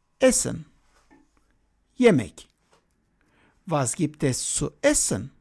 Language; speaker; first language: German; non-native, fluent; Turkish